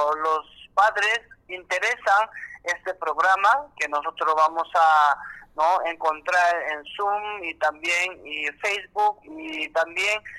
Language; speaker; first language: Spanish; non-native, learner; Korean